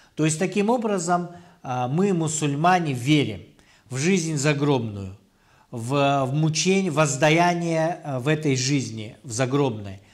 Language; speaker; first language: Russian; non-native, local second language; Kyrgyz